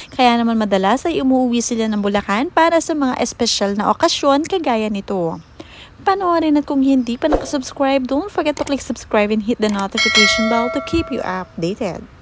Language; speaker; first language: Filipino; native; Filipino